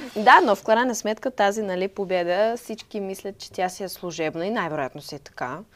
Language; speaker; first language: Bulgarian; non-native, fluent; Russian